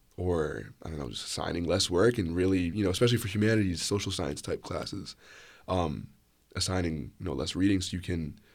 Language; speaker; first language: English; native; English